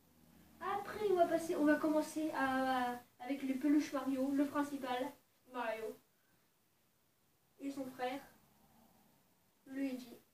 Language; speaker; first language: French; native; French